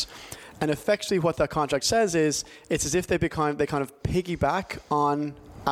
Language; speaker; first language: English; native; English